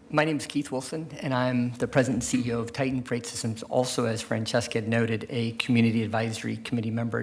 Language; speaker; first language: English; native; English